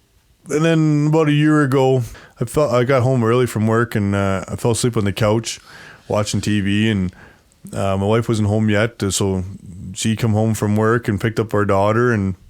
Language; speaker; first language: English; native; English